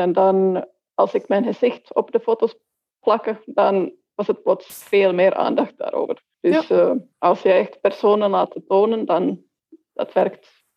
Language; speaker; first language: Dutch; non-native, fluent; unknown